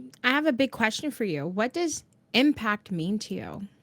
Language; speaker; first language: English; native; English